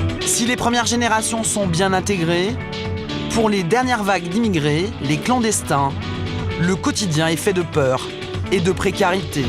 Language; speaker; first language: French; native; French